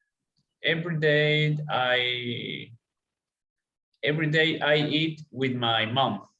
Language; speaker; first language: English; non-native, learner; Spanish